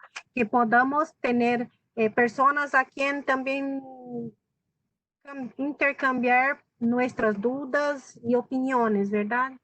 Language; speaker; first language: Spanish; non-native, fluent; Portuguese